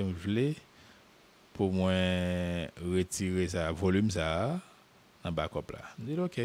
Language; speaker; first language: French; non-native, local second language; Haitian Creole